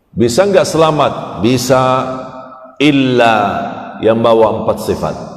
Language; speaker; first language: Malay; non-native, fluent; Arabic